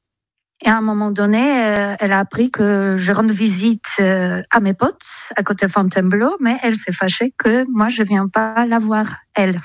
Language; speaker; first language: French; non-native, fluent; Polish